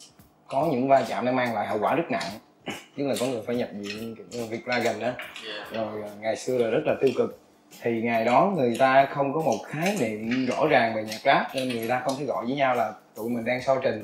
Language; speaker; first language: Vietnamese; native; Vietnamese